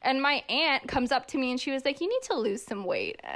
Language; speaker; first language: English; early bilingual, other home language; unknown